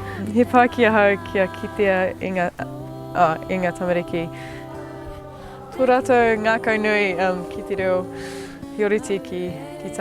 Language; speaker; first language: Māori; non-native, local second language; English